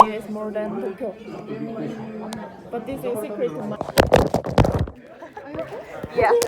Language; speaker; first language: English; non-native, learner; Korean